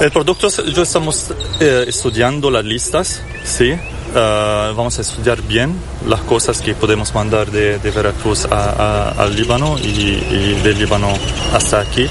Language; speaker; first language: Spanish; non-native, fluent; Arabic